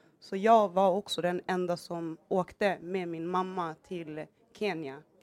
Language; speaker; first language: Swedish; early bilingual, other home language; Somali